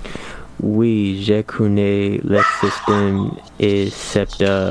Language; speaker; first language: French; non-native, learner; English